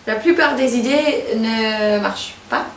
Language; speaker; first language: French; non-native, fluent; English